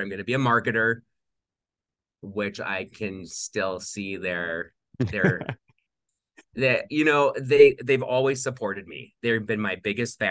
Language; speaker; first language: English; native; English